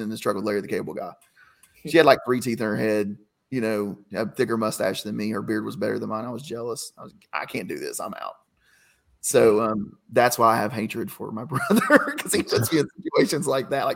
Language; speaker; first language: English; native; English